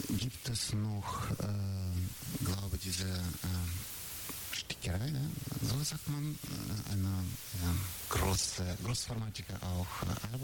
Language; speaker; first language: German; non-native, fluent; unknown